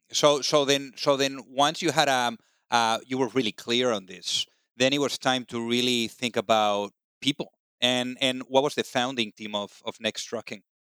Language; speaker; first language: English; non-native, fluent; Spanish